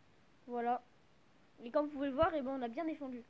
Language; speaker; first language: French; native; French